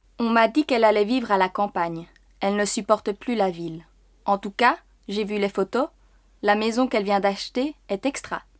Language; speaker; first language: French; native; French